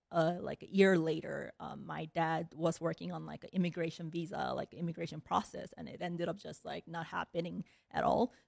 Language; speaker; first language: English; early bilingual, other home language; Korean